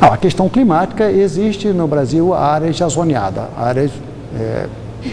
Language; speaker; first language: Portuguese; native; Portuguese